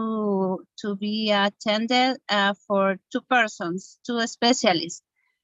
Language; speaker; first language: English; non-native, learner; Spanish